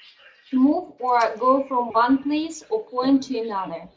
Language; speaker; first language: English; non-native, learner; Russian